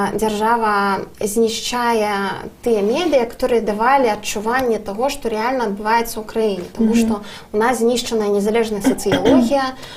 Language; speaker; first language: Belarusian; non-native, local second language; Russian